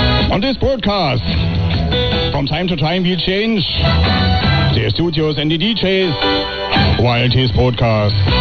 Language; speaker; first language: English; non-native, learner; German